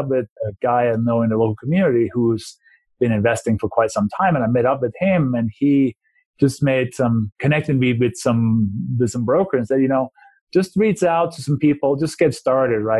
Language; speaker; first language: English; non-native, fluent; Danish